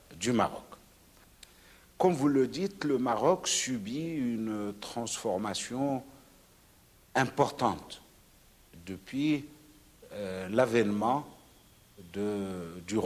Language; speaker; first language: French; non-native, local second language; Arabic